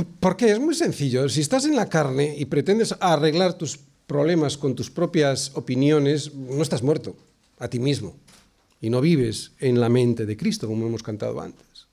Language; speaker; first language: Spanish; native; Spanish